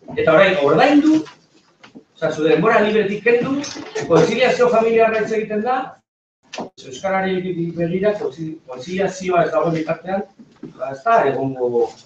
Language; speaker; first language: Basque; non-native, local second language; Spanish